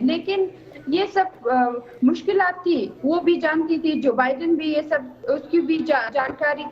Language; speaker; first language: Hindi; non-native, fluent; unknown